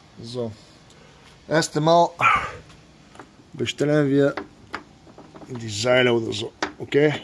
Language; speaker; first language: German; non-native, learner; Bulgarian